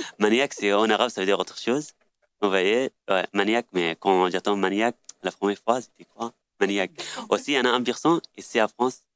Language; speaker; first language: French; non-native, learner; Arabic